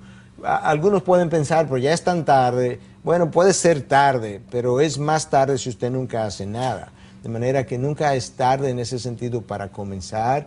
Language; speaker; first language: Spanish; native; Spanish